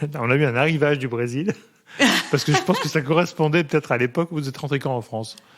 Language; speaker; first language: French; native; French